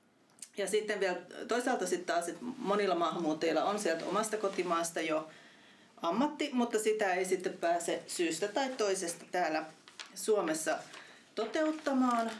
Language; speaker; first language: Finnish; native; Finnish